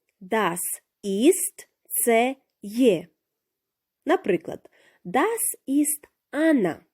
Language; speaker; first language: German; non-native, fluent; Ukrainian